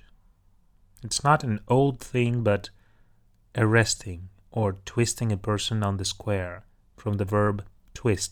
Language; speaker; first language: English; non-native, fluent; Russian